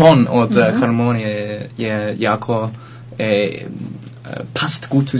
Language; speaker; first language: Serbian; non-native, learner; Dutch